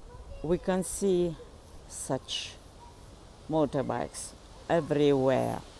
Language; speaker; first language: English; non-native, learner; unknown